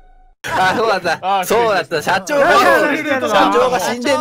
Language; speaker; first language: Japanese; native; Japanese